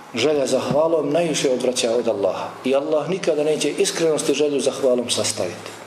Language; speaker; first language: Bosnian; native; Bosnian